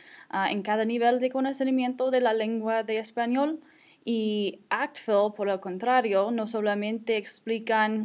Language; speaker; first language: Spanish; non-native, fluent; English